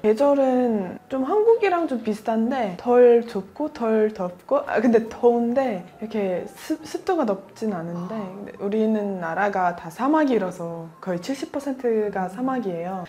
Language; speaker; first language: Korean; non-native, fluent; Russian